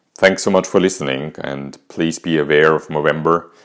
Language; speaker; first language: English; non-native, fluent; German